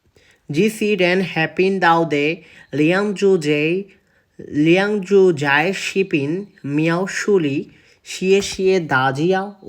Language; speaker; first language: Chinese; non-native, learner; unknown